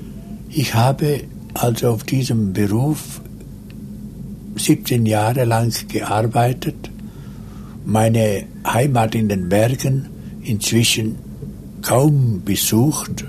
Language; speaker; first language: German; non-native, local second language; Romansh